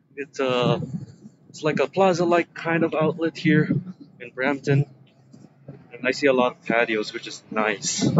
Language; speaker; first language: English; native; English